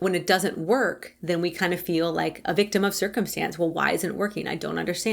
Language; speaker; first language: English; native; English